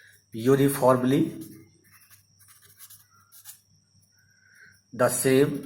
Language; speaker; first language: English; non-native, local second language; Hindi